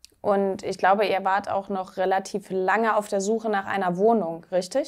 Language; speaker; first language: German; native; German